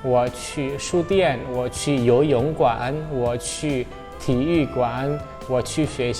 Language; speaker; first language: Chinese; non-native, fluent; Indonesian